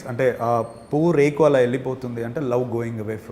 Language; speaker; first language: Telugu; native; Telugu